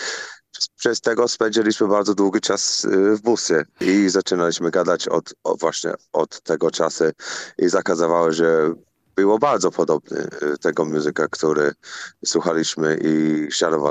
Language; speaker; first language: Polish; non-native, learner; English